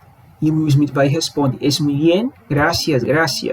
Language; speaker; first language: Spanish; non-native, fluent; Portuguese